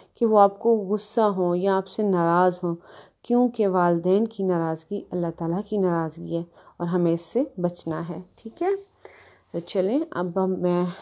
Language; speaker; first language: Urdu; native; Urdu